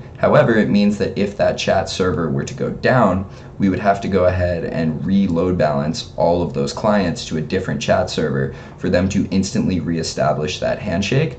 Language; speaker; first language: English; native; English